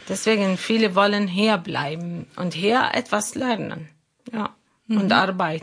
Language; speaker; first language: German; non-native, learner; Arabic